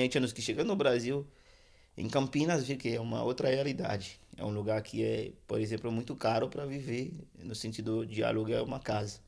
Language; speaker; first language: Portuguese; non-native, fluent; Haitian Creole